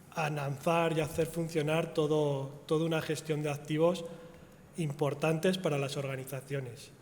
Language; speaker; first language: Spanish; native; Spanish